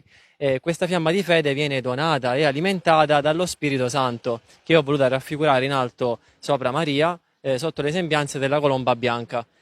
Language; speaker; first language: Italian; native; Italian